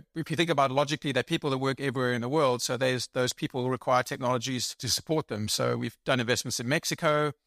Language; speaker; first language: English; native; English